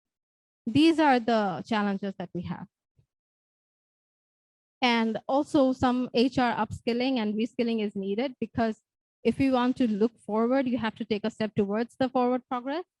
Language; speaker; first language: English; non-native, local second language; Bangla